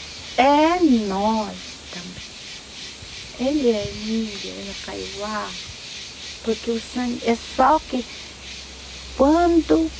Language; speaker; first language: Portuguese; non-native, local second language; Guarani